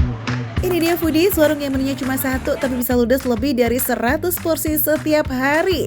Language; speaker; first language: Indonesian; native; Indonesian